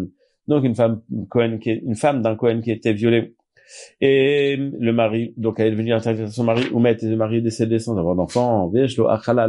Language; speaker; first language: French; native; French